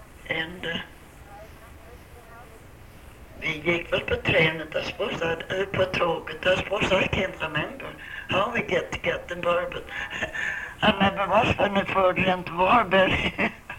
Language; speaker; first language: English; non-native, fluent; Swedish